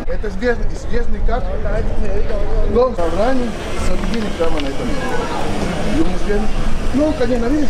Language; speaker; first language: Russian; non-native, learner; Spanish